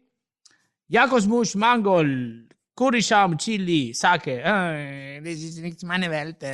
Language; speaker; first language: German; non-native, learner; Italian